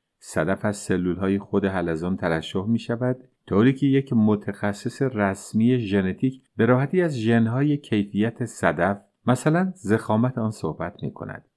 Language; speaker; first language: Persian; native; Persian